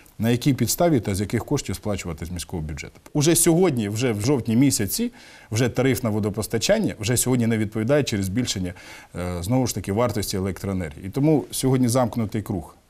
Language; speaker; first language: Ukrainian; native; Ukrainian